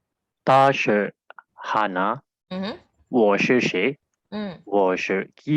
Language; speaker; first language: Chinese; non-native, learner; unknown